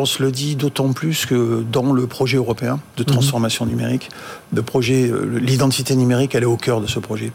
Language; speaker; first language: French; native; French